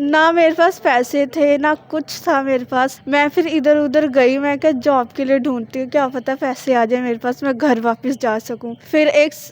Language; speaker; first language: Hindi; non-native, local second language; Punjabi